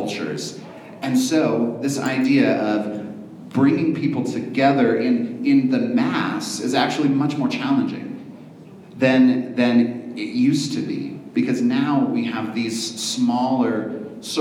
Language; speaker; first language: English; native; English